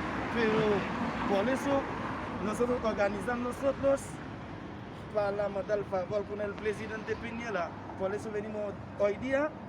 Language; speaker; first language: Spanish; non-native, learner; Haitian Creole